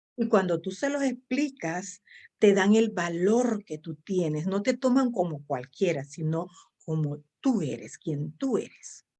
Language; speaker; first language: Spanish; non-native, local second language; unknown